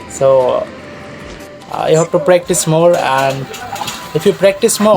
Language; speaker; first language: English; non-native, fluent; Bangla